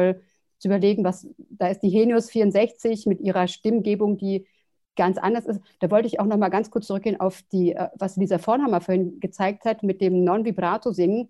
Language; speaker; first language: German; native; German